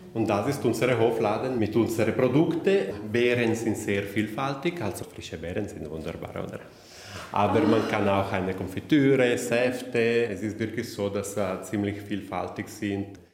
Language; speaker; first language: German; non-native, local second language; Italian